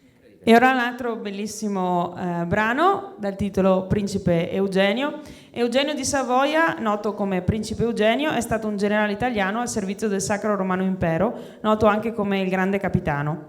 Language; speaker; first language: Italian; native; Italian